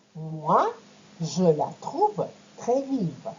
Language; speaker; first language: French; non-native, fluent; Ukrainian